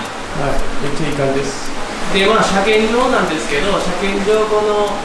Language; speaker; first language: Japanese; native; Japanese